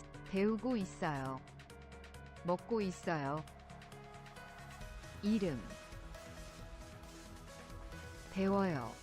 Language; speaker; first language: Korean; non-native, learner; English